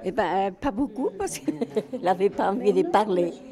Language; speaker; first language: French; non-native, fluent; Spanish